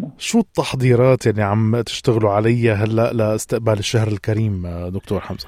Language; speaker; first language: Arabic; native; Arabic